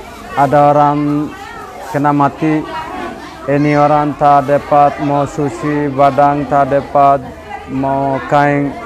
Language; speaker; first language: Indonesian; non-native, learner; Rohingya